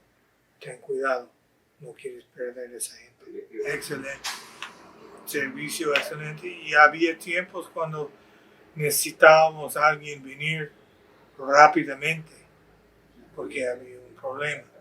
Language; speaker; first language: Spanish; non-native, fluent; English